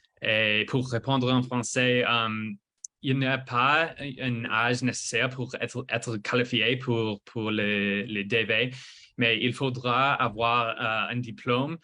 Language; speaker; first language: French; non-native, fluent; English